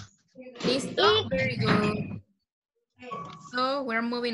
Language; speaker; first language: English; non-native, fluent; Spanish